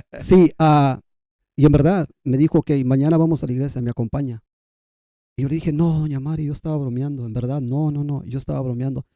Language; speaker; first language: Spanish; non-native, local second language; Kʼicheʼ